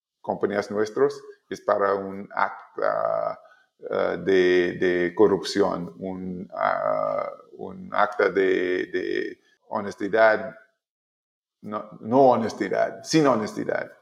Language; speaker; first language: Spanish; non-native, learner; English